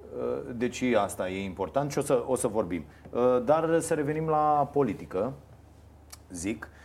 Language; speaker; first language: Romanian; native; Romanian